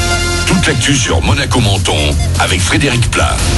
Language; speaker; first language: French; native; French